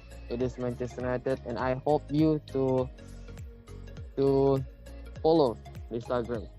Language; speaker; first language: English; non-native, learner; Indonesian